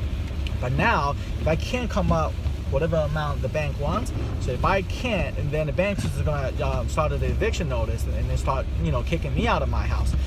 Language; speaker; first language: English; non-native, fluent; Chinese